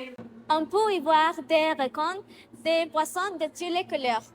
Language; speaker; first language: French; non-native, learner; Spanish